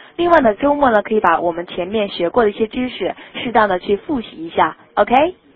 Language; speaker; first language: Chinese; native; Chinese